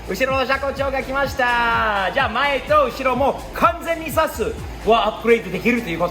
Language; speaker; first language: Japanese; non-native, fluent; English